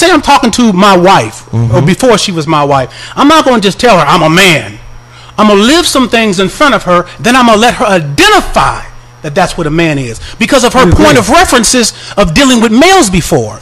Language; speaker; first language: English; native; English